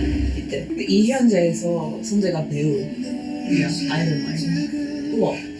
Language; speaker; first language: Korean; non-native, learner; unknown